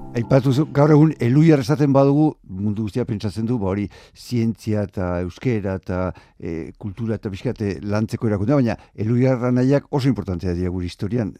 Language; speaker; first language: Basque; native; Basque